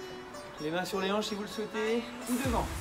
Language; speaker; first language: French; native; French